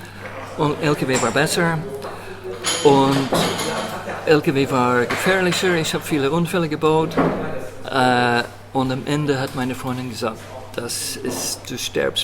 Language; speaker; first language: German; non-native, fluent; English